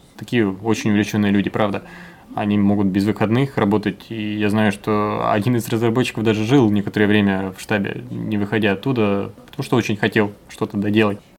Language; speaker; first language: Russian; native; Russian